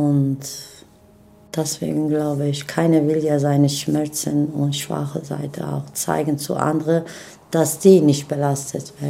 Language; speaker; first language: German; non-native, learner; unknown